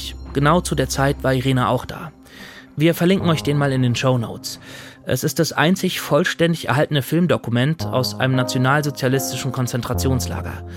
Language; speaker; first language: German; native; German